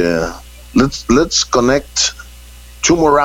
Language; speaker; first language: English; non-native, fluent; Spanish